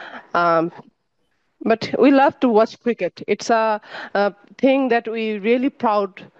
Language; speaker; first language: English; non-native, learner; Bangla